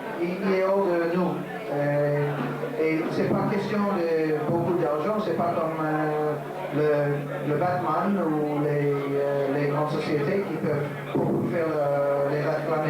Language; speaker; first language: French; non-native, fluent; English